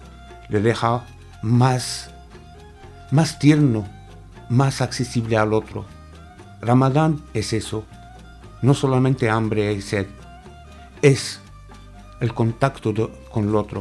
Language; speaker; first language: Spanish; non-native, fluent; Arabic